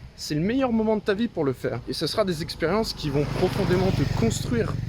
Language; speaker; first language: French; native; French